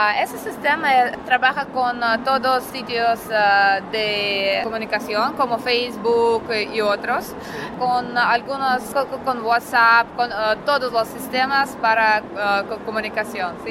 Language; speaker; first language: Spanish; non-native, learner; Russian